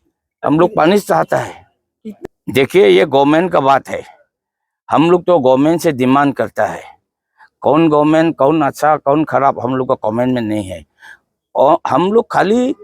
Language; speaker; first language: Hindi; non-native, local second language; Manipuri